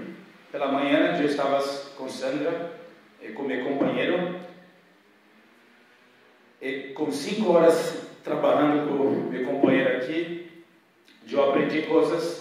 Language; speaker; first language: Spanish; non-native, fluent; Portuguese